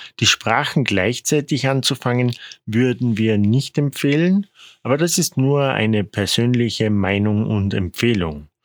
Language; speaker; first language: German; non-native, fluent; Korean